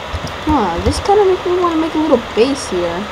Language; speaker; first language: English; native; English